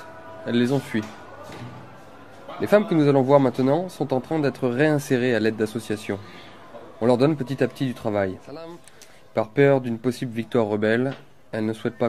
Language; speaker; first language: French; native; French